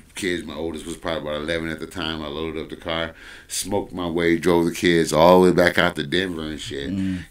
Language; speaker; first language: English; native; English